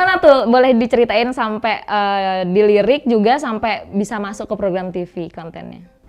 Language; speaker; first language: Indonesian; native; Indonesian